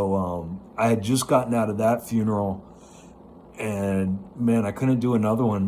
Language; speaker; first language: English; native; English